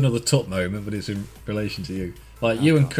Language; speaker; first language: English; native; English